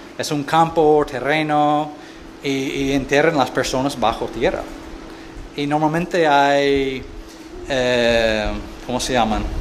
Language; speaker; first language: Spanish; non-native, fluent; English